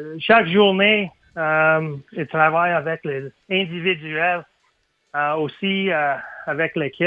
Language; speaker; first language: French; non-native, learner; English